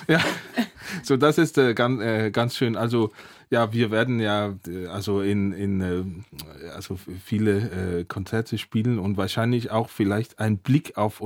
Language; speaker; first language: German; non-native, fluent; Danish